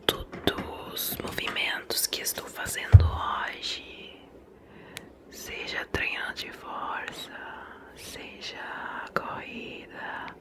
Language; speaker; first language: Portuguese; non-native, fluent; Italian